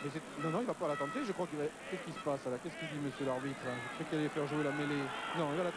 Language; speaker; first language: French; native; French